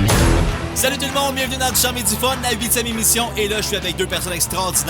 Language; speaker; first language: French; native; French